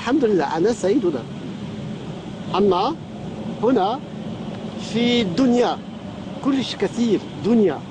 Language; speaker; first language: Arabic; non-native, learner; French